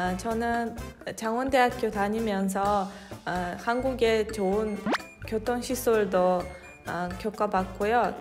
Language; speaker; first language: Korean; non-native, fluent; Uzbek